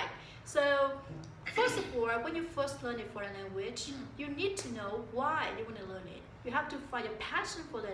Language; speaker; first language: English; non-native, fluent; Vietnamese